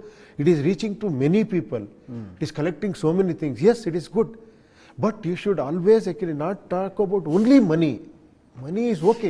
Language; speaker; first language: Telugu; non-native, learner; Kannada